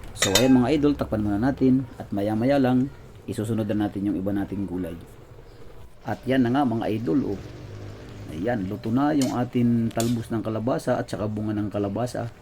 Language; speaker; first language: Filipino; non-native, local second language; Cebuano